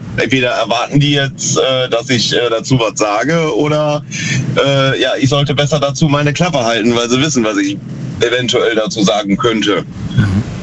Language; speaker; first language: German; native; German